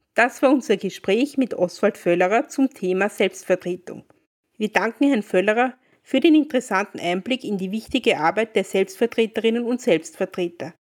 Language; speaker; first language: German; native; German